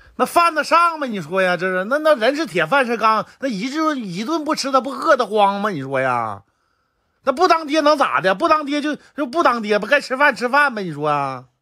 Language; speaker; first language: Chinese; native; Chinese